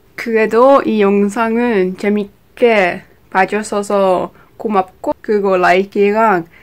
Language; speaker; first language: Korean; non-native, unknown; Dutch